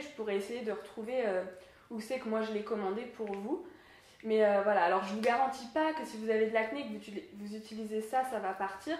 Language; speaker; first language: French; native; French